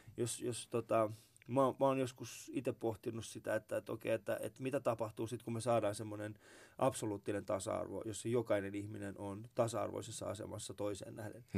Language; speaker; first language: Finnish; early bilingual, other home language; Persian